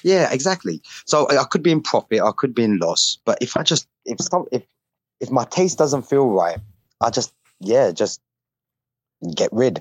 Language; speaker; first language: English; native; English